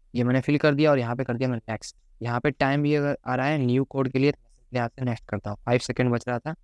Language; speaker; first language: Hindi; native; Hindi